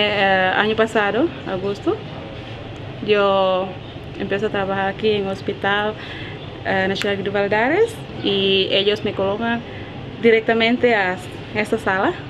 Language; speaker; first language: Spanish; non-native, learner; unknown